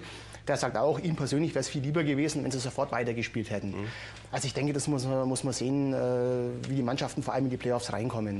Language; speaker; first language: German; native; German